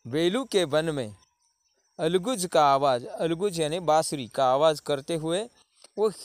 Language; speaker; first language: Hindi; non-native, local second language; Marathi